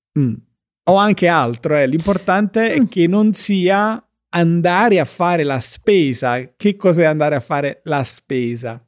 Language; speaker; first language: Italian; native; Italian